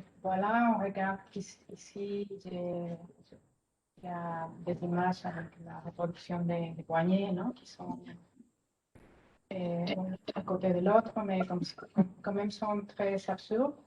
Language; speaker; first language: French; non-native, fluent; Spanish